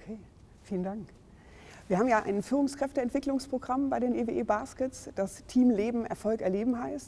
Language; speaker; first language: German; native; German